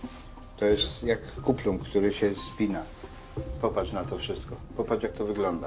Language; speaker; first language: Polish; native; Polish